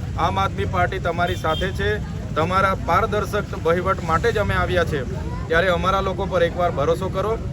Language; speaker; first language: Gujarati; non-native, local second language; Vasavi